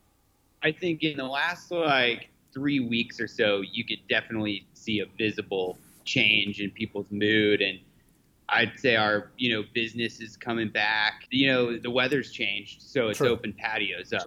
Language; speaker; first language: English; native; English